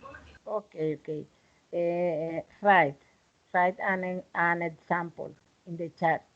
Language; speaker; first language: English; non-native, learner; Spanish